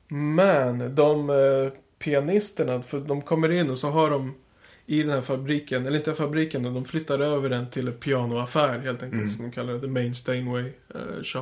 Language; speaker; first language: Swedish; native; Swedish